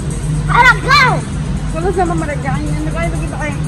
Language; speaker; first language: Arabic; native; Arabic